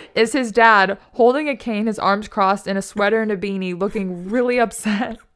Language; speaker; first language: English; native; English